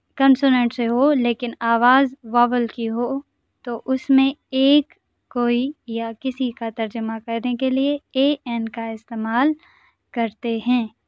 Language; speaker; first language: Urdu; non-native, local second language; Sindhi